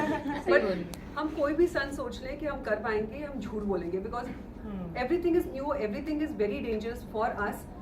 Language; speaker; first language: Hindi; native; Hindi